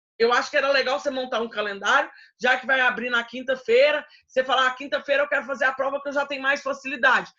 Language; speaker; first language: Portuguese; native; Portuguese